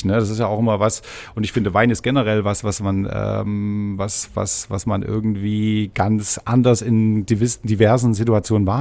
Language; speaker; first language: German; native; German